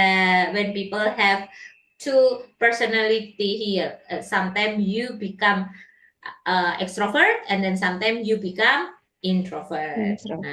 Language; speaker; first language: English; non-native, learner; Indonesian